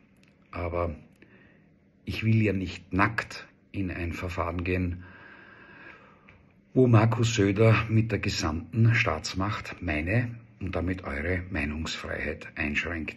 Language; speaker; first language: German; native; German